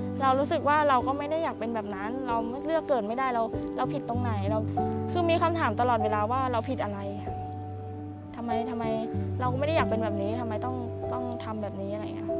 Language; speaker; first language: Thai; native; Thai